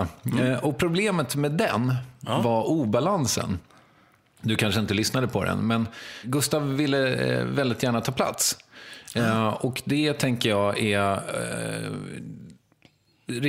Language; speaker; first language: Swedish; native; Swedish